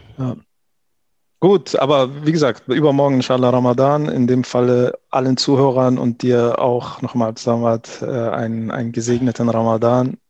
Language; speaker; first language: German; early bilingual, other home language; Arabic